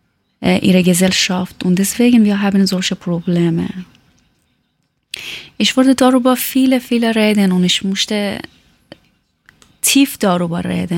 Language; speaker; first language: German; non-native, learner; Persian